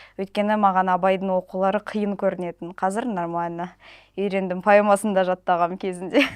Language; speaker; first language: Kazakh; non-native, local second language; Russian